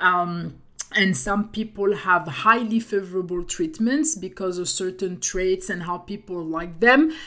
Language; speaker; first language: English; non-native, fluent; French